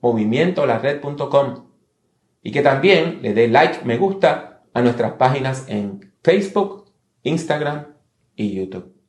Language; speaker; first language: Spanish; native; Spanish